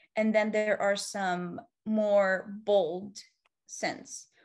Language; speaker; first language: English; non-native, fluent; Arabic